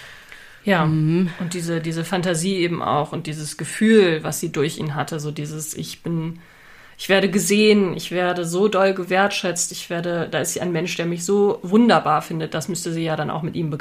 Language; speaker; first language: German; native; German